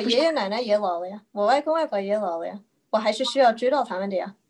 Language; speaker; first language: Chinese; early bilingual, heritage; Chinese